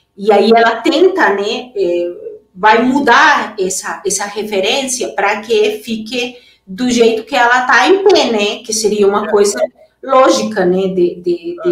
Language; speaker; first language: Portuguese; non-native, fluent; Spanish